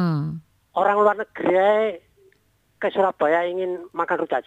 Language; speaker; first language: Indonesian; non-native, local second language; Javanese